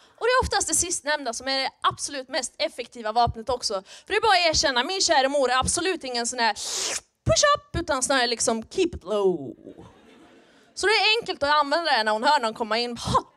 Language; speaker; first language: Swedish; early bilingual, other home language; Persian